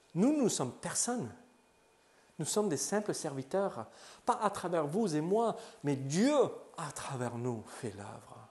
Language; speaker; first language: French; non-native, fluent; English